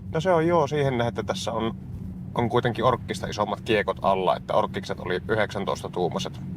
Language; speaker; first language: Finnish; native; Finnish